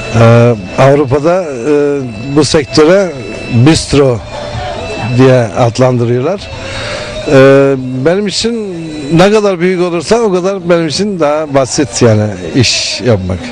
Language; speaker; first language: Turkish; early bilingual, heritage; Turkish